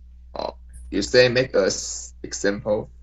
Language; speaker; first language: English; non-native, learner; Chinese